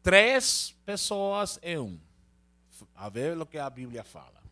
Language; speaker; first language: Portuguese; non-native, learner; Spanish